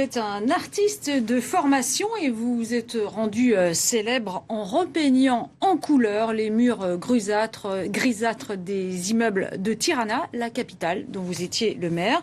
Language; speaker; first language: French; native; French